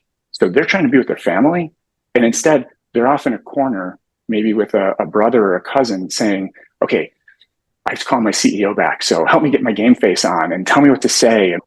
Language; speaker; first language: English; native; English